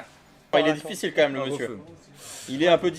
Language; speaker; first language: French; native; French